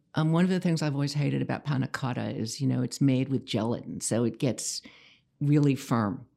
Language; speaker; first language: English; native; English